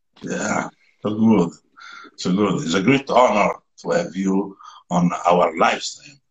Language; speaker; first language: English; non-native, learner; Italian